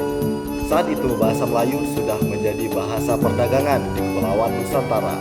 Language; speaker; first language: Indonesian; non-native, local second language; Malay